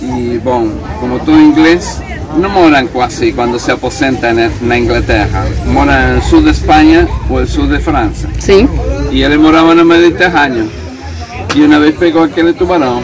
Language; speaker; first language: Portuguese; non-native, learner; Spanish